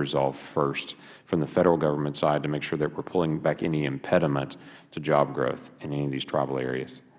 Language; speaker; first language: English; native; English